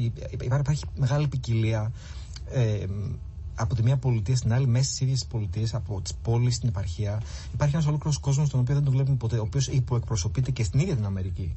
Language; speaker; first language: Greek; native; Greek